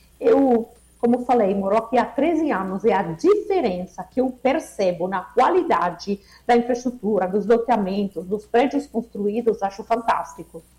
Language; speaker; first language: Portuguese; non-native, fluent; Italian